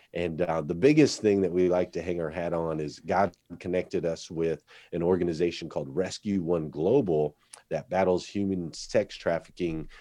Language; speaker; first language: English; native; English